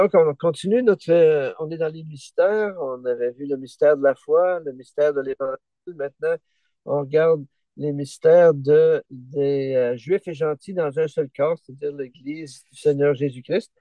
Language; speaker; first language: French; native; French